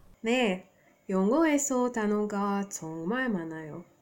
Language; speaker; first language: Korean; non-native, learner; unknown